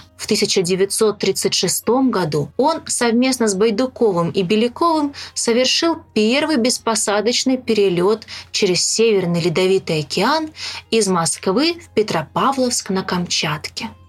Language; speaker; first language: Russian; native; Russian